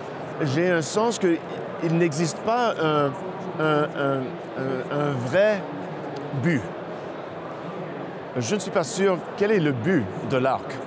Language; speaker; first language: French; non-native, local second language; English